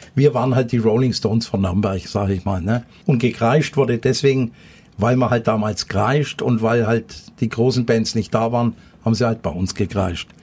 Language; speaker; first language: German; native; German